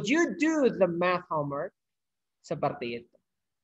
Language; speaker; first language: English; non-native, fluent; Indonesian